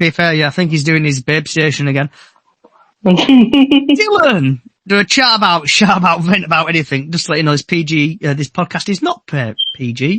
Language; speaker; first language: English; native; English